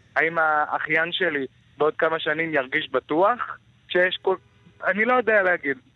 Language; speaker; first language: Hebrew; non-native, local second language; Arabic